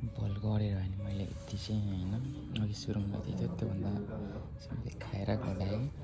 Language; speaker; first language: Nepali; native; Nepali